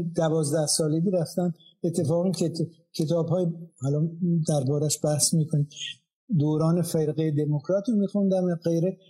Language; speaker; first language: Persian; non-native, local second language; Azerbaijani